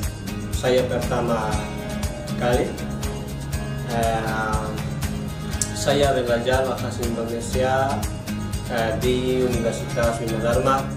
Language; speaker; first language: Indonesian; non-native, learner; Spanish